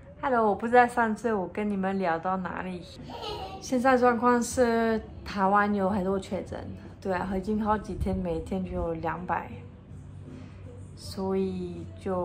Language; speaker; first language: Chinese; non-native, fluent; French